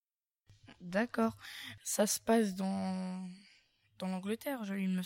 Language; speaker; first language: French; native; French